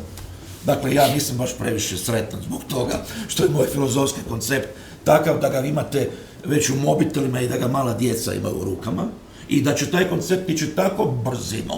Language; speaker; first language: Croatian; native; Croatian